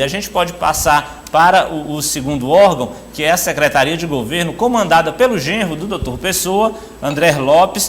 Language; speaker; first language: Portuguese; native; Portuguese